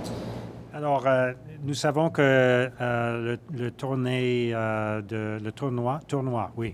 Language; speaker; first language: French; non-native, learner; English